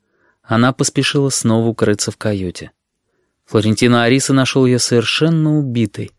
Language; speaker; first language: Russian; native; Russian